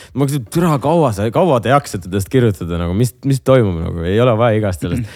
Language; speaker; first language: Estonian; non-native, local second language; Russian